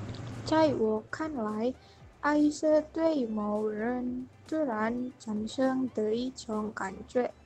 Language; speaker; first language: Chinese; non-native, learner; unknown